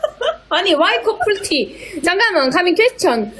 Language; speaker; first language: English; non-native, learner; Korean